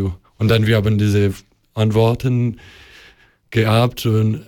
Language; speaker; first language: German; non-native, learner; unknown